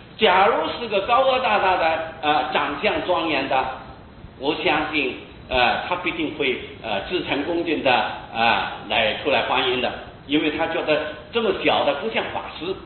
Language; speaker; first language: Chinese; non-native, local second language; Hakka Chinese